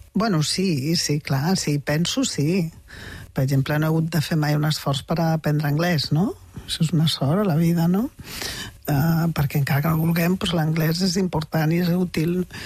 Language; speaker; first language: Catalan; early bilingual, other home language; Spanish